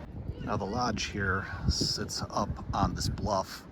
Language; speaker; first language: English; native; English